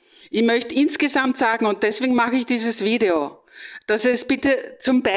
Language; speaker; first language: German; native; German